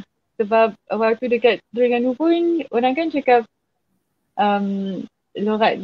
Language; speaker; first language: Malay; non-native, fluent; French